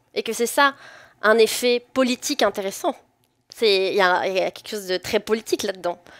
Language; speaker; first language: French; native; French